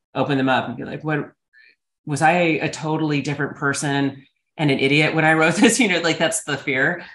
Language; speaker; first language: English; native; English